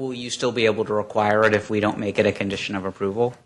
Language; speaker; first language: English; native; English